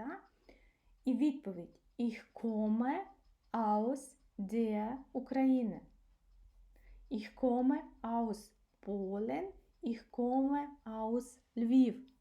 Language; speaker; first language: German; non-native, learner; Ukrainian